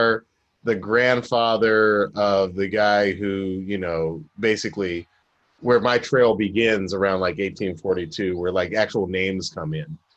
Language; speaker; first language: English; native; English